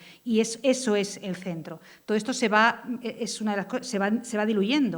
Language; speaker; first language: Spanish; native; Spanish